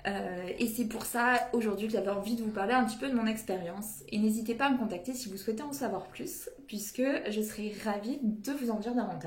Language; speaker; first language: French; native; French